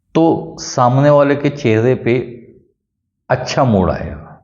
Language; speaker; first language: Hindi; non-native, local second language; Marathi